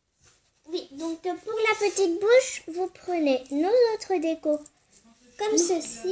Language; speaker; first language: French; native; French